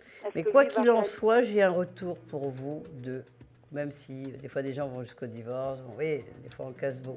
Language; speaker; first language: French; native; French